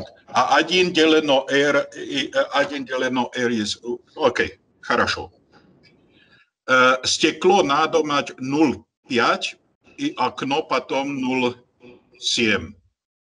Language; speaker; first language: Russian; non-native, learner; Slovak